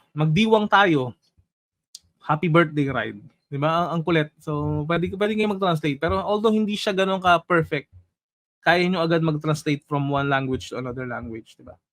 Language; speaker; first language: Filipino; native; Filipino